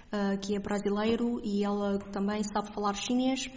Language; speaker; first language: Portuguese; non-native, fluent; Chinese